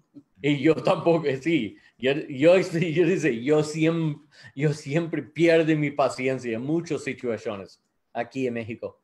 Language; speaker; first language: Spanish; non-native, learner; English